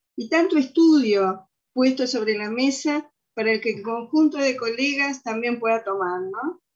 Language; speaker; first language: Spanish; native; Spanish